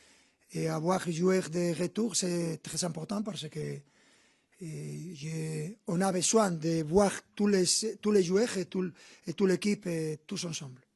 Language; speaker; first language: French; non-native, fluent; Spanish